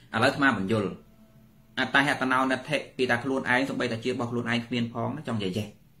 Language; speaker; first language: Khmer; native; Khmer